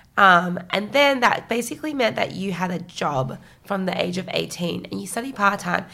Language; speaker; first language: English; early bilingual, other home language; Chinese